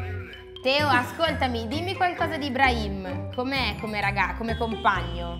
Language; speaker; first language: Italian; native; Italian